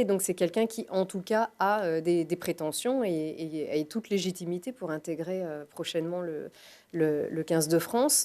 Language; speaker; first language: French; native; French